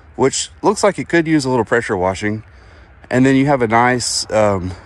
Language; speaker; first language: English; native; English